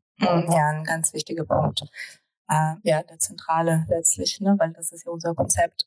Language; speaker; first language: German; early bilingual, other home language; Russian